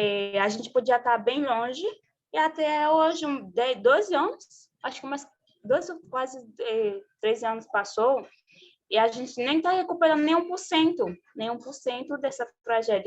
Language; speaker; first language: Portuguese; non-native, fluent; Haitian Creole